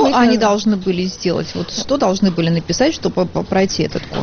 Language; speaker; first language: Russian; native; Russian